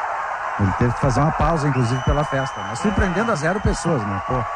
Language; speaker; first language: Portuguese; native; Portuguese